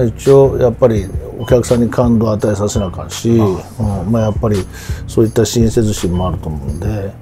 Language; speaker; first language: Japanese; native; Japanese